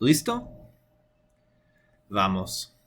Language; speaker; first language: Spanish; non-native, learner; English